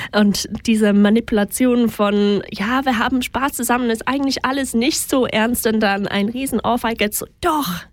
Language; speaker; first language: German; non-native, fluent; English